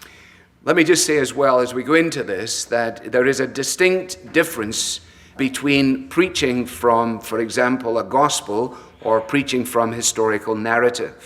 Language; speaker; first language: English; native; English